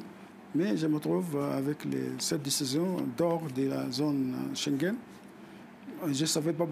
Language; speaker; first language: French; non-native, fluent; Arabic